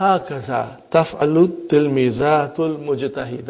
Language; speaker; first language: Arabic; non-native, fluent; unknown